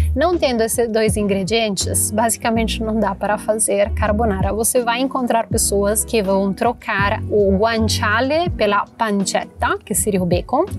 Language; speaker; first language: Portuguese; non-native, fluent; Italian